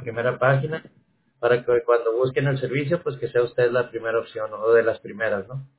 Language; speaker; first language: Spanish; native; Spanish